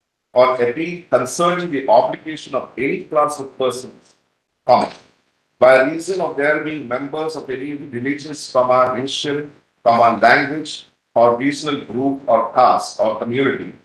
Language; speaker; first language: English; non-native, local second language; Hindi